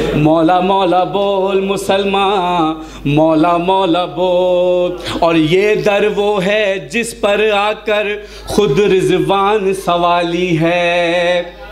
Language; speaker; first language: Urdu; native; Urdu